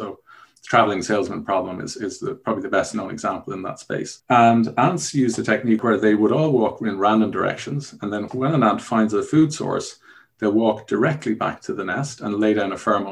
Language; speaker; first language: English; native; English